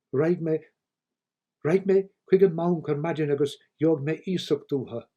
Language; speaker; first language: Irish; native; Irish